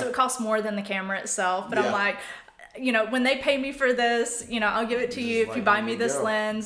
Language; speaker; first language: English; native; English